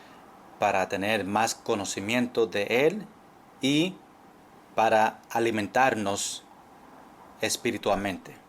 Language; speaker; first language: Spanish; non-native, fluent; English